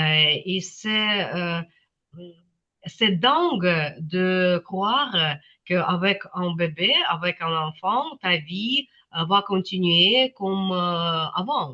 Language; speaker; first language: French; non-native, fluent; Ukrainian